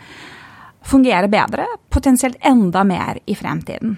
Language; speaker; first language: Norwegian; non-native, fluent; Lithuanian